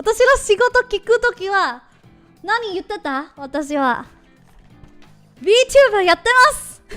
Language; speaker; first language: Japanese; non-native, learner; English